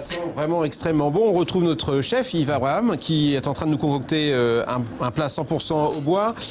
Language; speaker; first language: French; native; French